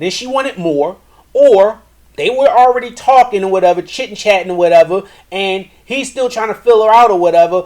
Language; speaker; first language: English; native; English